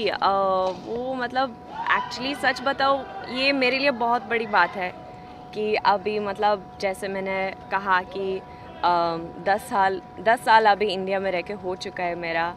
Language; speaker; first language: Hindi; non-native, learner; Swedish